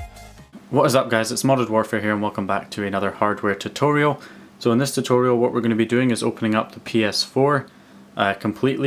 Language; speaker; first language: English; native; English